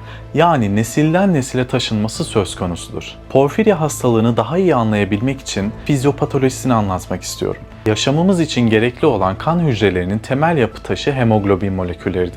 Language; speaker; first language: Turkish; native; Turkish